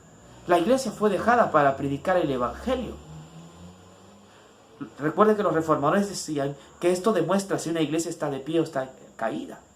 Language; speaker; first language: Spanish; native; Spanish